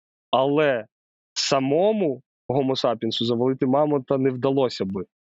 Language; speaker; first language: Ukrainian; native; Ukrainian